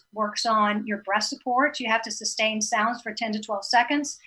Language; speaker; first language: English; native; English